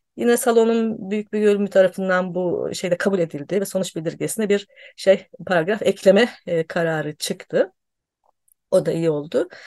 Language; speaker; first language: Turkish; native; Turkish